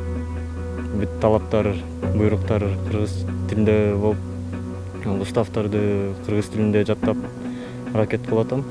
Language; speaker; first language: Kyrgyz; non-native, local second language; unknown